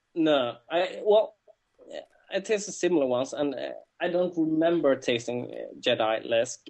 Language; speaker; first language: English; non-native, fluent; Swedish